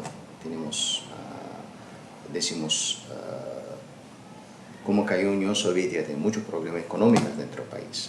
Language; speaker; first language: Spanish; non-native, learner; Azerbaijani